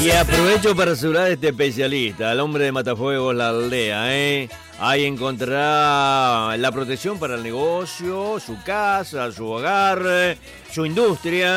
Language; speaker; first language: Spanish; native; Spanish